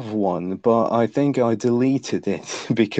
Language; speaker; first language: English; non-native, fluent; Lithuanian